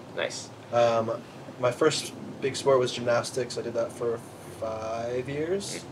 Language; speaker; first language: English; native; English